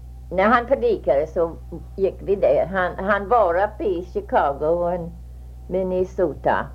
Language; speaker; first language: Swedish; early bilingual, heritage; Swedish